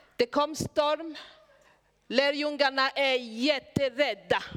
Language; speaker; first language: Swedish; non-native, fluent; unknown